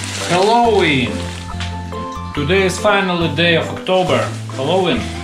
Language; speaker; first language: English; non-native, learner; Russian